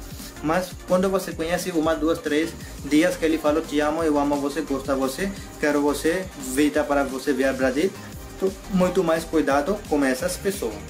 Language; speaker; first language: Portuguese; non-native, learner; Hindi